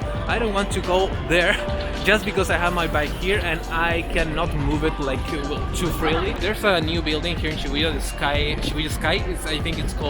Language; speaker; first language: English; non-native, fluent; Spanish